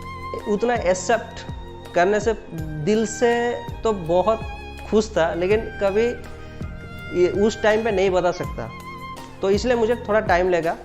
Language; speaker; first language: Hindi; non-native, local second language; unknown